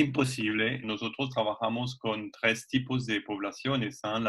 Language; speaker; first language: Spanish; non-native, fluent; French